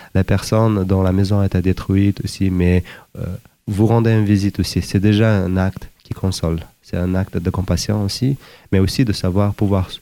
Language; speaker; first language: French; non-native, fluent; Uzbek